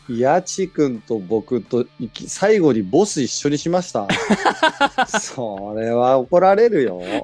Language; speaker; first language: Japanese; native; Japanese